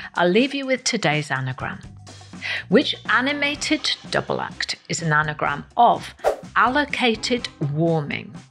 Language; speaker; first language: English; native; English